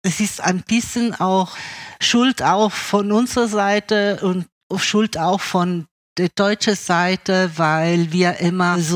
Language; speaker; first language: German; early bilingual, other home language; Italian